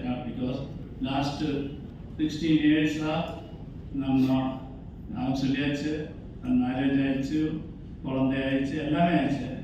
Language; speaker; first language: Tamil; non-native, learner; Malayalam